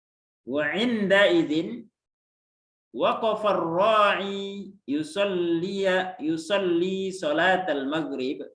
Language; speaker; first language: Arabic; non-native, fluent; Indonesian